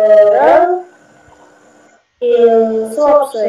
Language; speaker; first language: Korean; non-native, learner; Indonesian